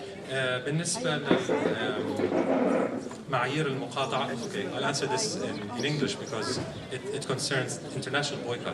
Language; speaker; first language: English; non-native, fluent; Arabic